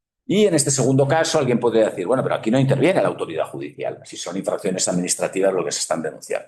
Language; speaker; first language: Spanish; native; Spanish